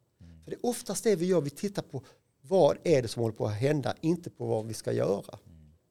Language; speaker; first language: Swedish; native; Swedish